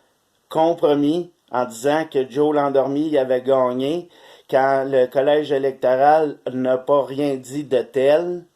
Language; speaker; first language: French; native; French